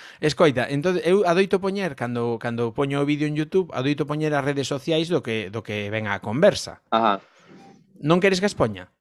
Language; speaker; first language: Galician; non-native, local second language; Spanish